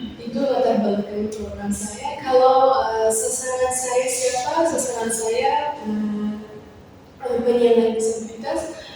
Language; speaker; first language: Indonesian; non-native, learner; Uzbek